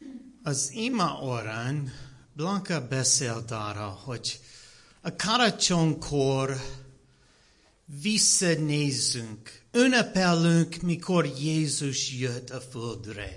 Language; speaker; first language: Hungarian; non-native, learner; English